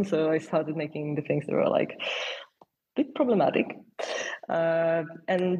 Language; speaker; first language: English; non-native, fluent; Polish